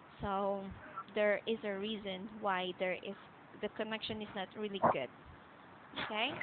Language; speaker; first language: English; non-native, local second language; Filipino